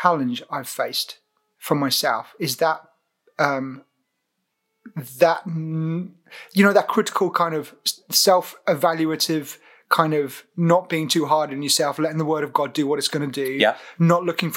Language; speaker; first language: English; native; English